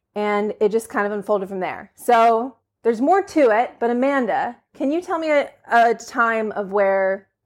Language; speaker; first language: English; native; English